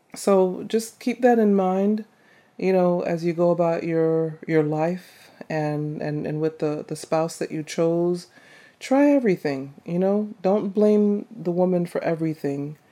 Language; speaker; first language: English; native; English